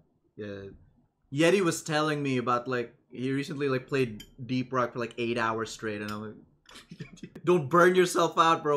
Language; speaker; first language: English; native; English